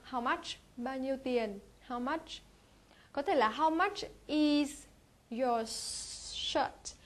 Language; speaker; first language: English; non-native, fluent; Vietnamese